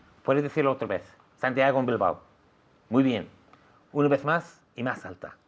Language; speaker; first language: Spanish; non-native, fluent; English